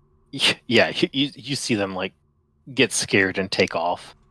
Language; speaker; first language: English; native; English